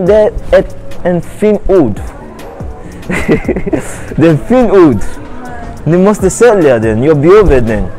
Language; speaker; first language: Swedish; non-native, learner; English